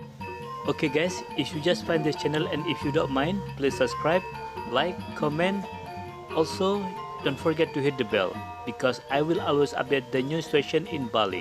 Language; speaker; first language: English; non-native, local second language; Indonesian